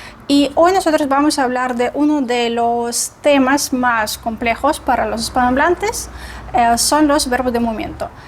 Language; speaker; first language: Spanish; non-native, fluent; Russian